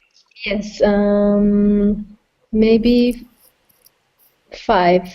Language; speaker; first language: English; non-native, fluent; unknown